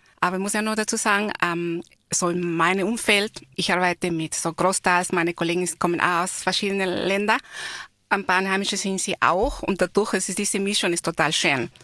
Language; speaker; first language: German; non-native, fluent; Spanish